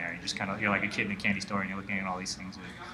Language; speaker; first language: English; native; English